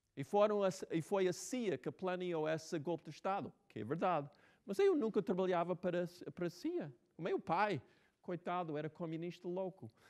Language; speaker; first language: Portuguese; non-native, fluent; English